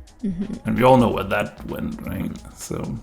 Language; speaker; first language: English; native; English